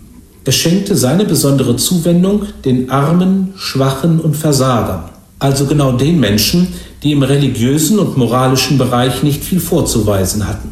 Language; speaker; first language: German; native; German